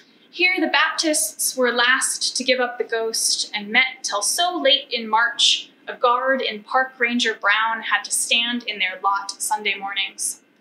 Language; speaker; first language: English; native; English